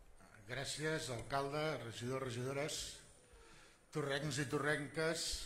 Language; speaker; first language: Catalan; native; Catalan